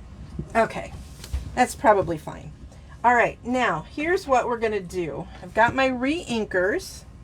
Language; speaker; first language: English; native; English